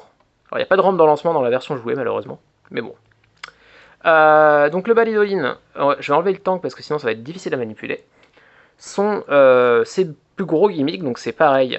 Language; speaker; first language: French; native; French